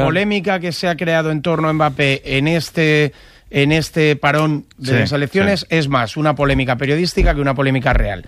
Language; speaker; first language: Spanish; native; Spanish